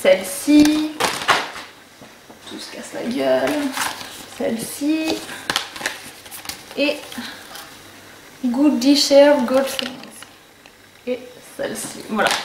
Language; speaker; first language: French; native; French